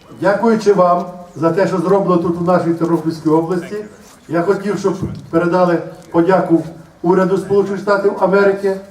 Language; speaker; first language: Ukrainian; native; Ukrainian